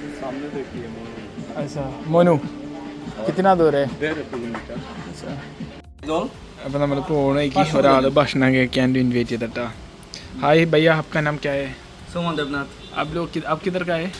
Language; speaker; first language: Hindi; non-native, local second language; Malayalam